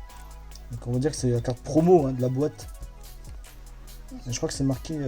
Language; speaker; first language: French; native; French